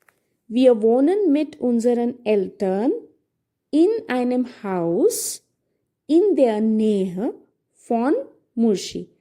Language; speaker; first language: German; non-native, fluent; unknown